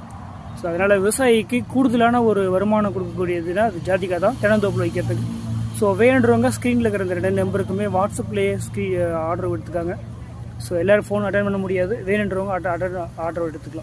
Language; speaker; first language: Tamil; native; Tamil